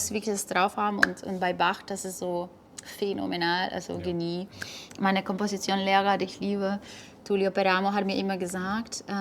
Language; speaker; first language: German; non-native, fluent; Spanish